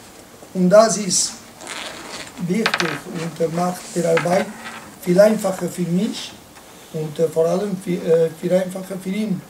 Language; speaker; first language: German; non-native, learner; Spanish